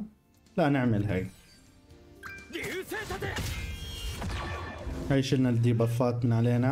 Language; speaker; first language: Arabic; native; Arabic